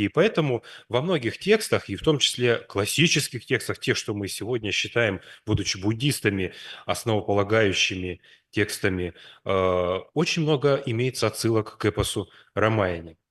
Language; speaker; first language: Russian; native; Russian